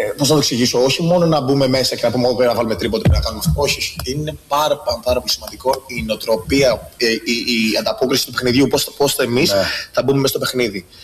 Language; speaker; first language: Greek; early bilingual, other home language; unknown